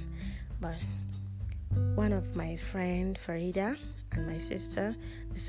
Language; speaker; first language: English; non-native, local second language; Hausa